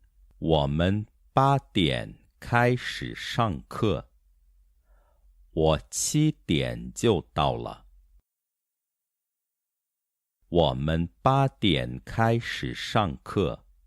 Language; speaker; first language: Chinese; non-native, fluent; Portuguese